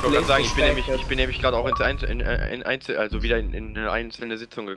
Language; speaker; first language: German; native; German